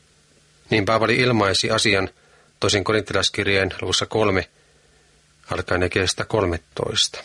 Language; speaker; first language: Finnish; native; Finnish